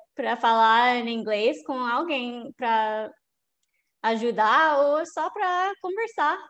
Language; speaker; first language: Portuguese; non-native, fluent; English